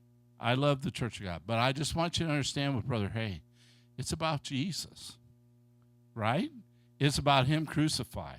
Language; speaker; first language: English; native; English